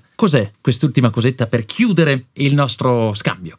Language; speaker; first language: Italian; native; Italian